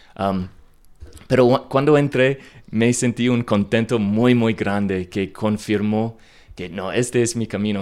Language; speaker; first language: Spanish; non-native, learner; English